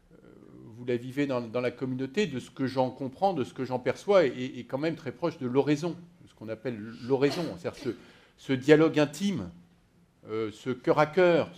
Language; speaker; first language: French; native; French